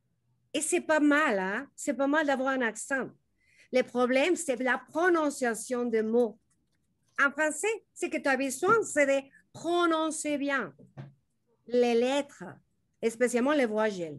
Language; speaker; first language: French; non-native, learner; Spanish